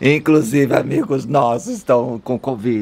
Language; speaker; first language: Portuguese; native; Portuguese